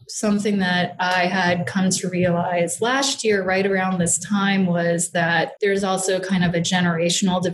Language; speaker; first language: English; native; English